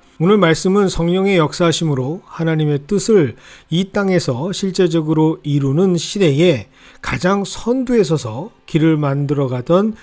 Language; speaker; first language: Korean; native; Korean